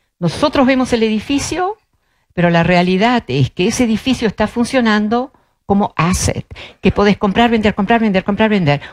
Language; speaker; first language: Spanish; early bilingual, other home language; Dutch